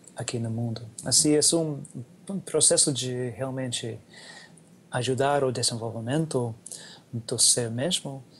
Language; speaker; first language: Portuguese; non-native, learner; English